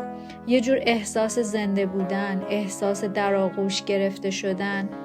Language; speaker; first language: Persian; native; Persian